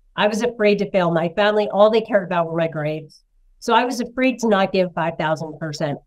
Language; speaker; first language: English; native; English